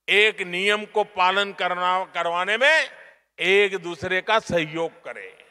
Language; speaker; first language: Hindi; non-native, local second language; Gujarati